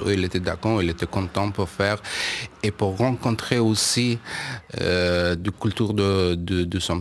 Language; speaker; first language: French; non-native, learner; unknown